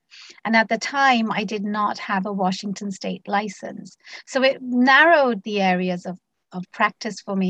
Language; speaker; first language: English; native; English